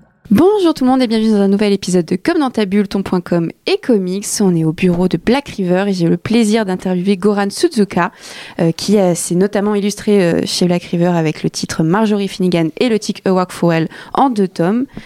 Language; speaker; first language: French; native; French